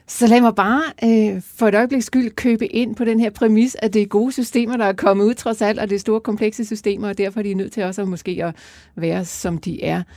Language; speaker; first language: Danish; native; Danish